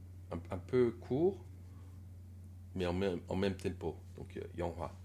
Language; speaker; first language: French; non-native, fluent; Korean